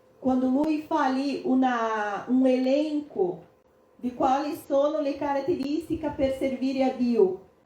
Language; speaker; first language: Italian; non-native, fluent; Portuguese